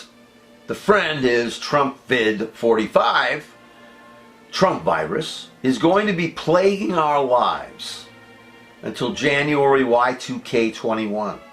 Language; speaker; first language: English; native; English